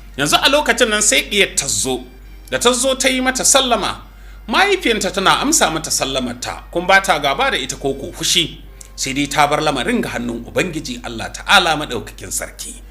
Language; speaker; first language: Hausa; native; Hausa